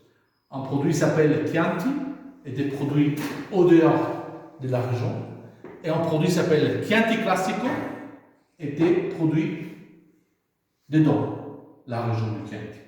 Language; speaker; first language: French; non-native, fluent; Italian